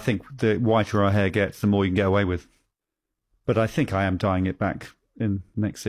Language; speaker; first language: English; native; English